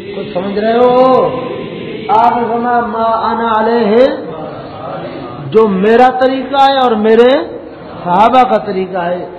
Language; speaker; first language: Urdu; non-native, local second language; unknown